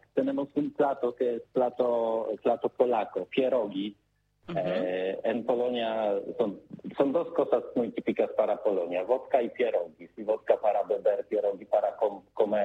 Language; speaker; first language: Spanish; non-native, learner; Polish